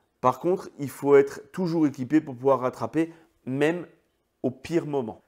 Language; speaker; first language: French; native; French